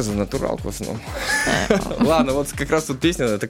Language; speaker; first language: Russian; native; Russian